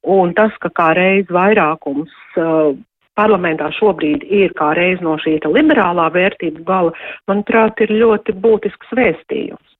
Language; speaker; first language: Latvian; native; Latvian